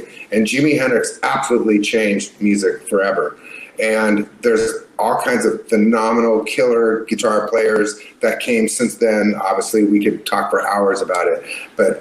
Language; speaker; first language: English; native; English